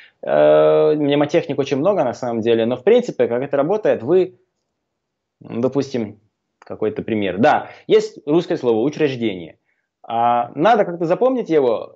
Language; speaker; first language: Russian; non-native, fluent; Slovak